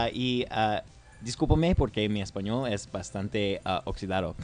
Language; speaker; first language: Spanish; non-native, learner; English